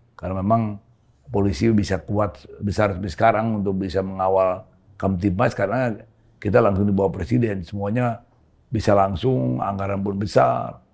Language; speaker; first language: Indonesian; native; Indonesian